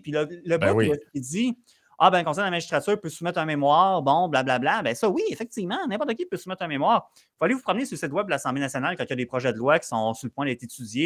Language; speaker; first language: French; native; French